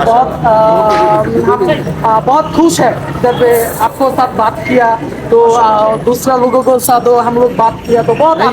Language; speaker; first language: Hindi; non-native, learner; Bangla